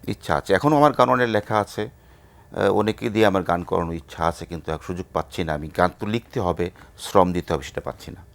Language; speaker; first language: Bangla; native; Bangla